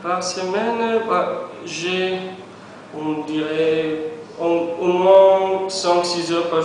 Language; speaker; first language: French; non-native, fluent; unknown